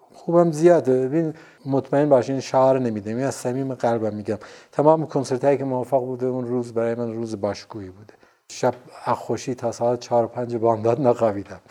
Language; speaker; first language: Persian; non-native, local second language; Central Kurdish